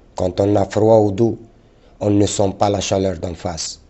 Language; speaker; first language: French; non-native, local second language; Arabic